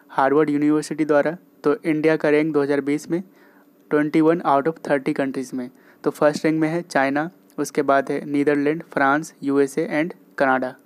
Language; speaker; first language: Hindi; native; Hindi